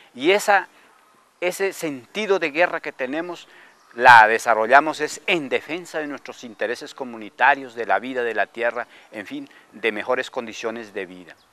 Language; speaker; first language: Spanish; non-native, local second language; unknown